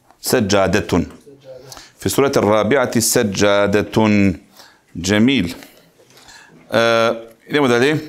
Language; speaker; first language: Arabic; non-native, fluent; Bosnian